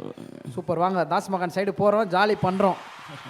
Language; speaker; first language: Tamil; native; Tamil